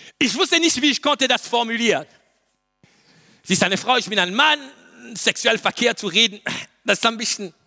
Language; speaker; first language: German; non-native, learner; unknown